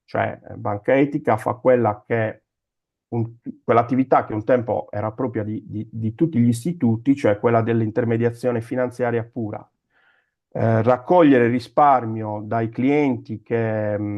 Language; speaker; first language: Italian; native; Italian